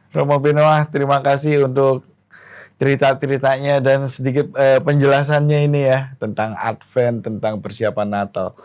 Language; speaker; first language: Indonesian; native; Indonesian